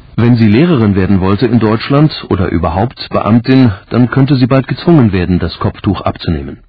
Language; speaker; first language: German; native; German